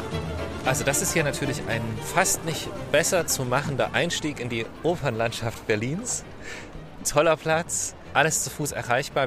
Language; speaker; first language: German; native; German